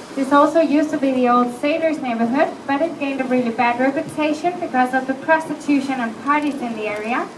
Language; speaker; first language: English; non-native, fluent; Danish